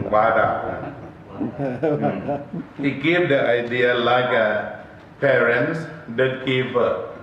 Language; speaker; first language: English; non-native, learner; Thai